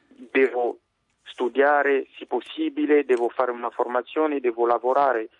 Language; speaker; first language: Italian; non-native, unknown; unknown